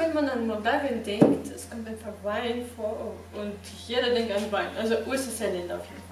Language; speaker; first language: German; non-native, fluent; Romanian